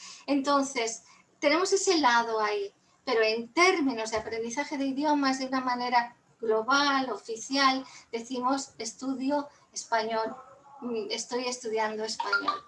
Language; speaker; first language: Spanish; native; Spanish